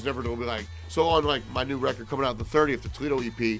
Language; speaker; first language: English; native; English